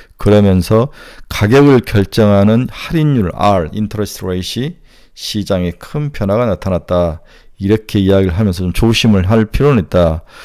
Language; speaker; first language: Korean; native; Korean